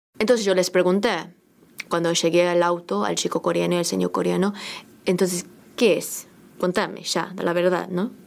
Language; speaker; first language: Spanish; early bilingual, other home language; Korean